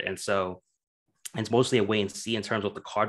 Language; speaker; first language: English; native; English